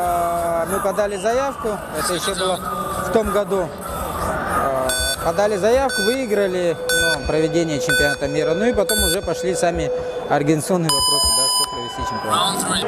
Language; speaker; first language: Russian; native; Russian